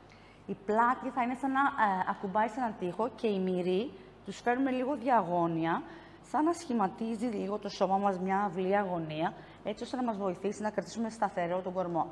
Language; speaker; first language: Greek; native; Greek